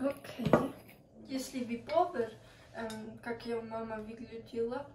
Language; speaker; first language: Russian; early bilingual, heritage; Russian